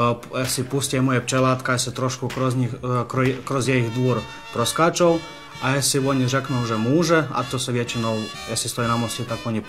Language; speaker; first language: Czech; early bilingual, heritage; Czech